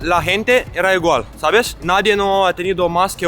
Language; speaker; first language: Spanish; non-native, learner; Romanian